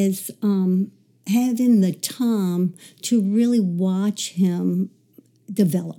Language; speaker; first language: English; native; English